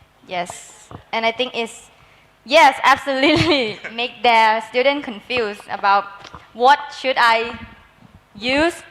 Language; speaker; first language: English; non-native, learner; Thai